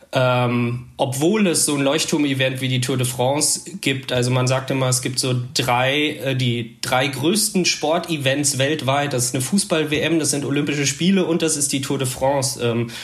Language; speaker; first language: German; native; German